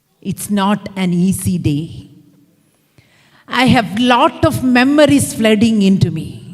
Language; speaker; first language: English; non-native, local second language; Malayalam